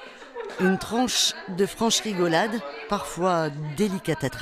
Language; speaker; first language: French; native; French